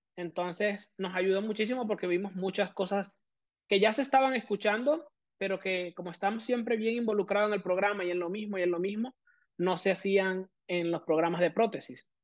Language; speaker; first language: Spanish; native; Spanish